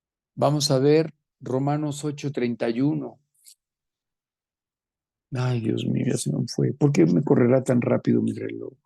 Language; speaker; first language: Spanish; native; Spanish